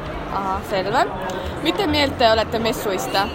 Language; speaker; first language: Finnish; non-native, learner; Estonian